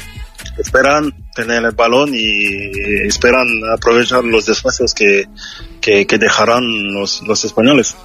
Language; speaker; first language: Spanish; non-native, fluent; French